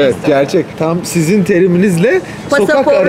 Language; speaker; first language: Turkish; native; Turkish